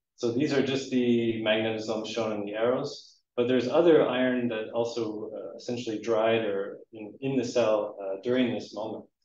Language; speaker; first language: English; native; English